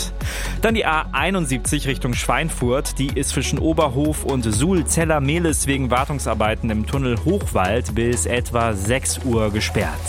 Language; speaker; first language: German; native; German